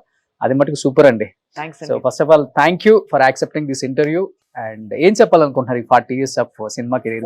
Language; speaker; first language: Telugu; native; Telugu